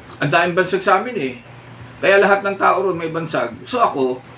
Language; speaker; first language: Filipino; native; Filipino